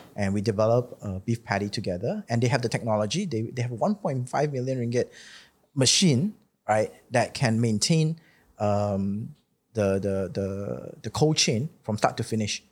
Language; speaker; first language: English; non-native, local second language; Chinese